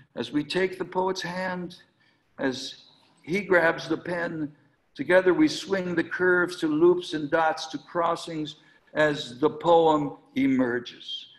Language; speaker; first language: English; native; English